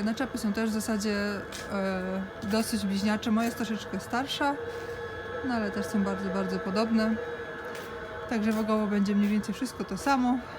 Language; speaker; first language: Polish; native; Polish